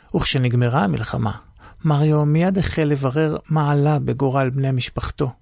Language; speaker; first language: Hebrew; native; Hebrew